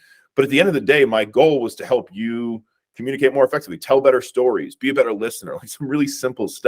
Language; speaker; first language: English; native; English